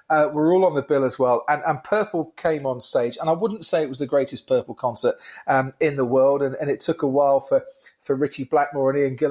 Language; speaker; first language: English; native; English